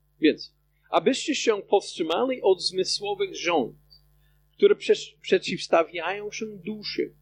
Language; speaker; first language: Polish; non-native, fluent; English